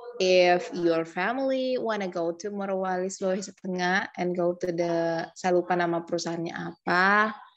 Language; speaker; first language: English; non-native, learner; Indonesian